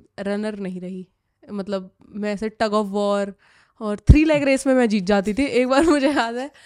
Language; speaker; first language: Hindi; native; Hindi